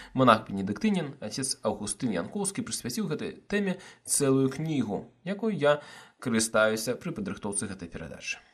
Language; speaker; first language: Belarusian; non-native, local second language; Russian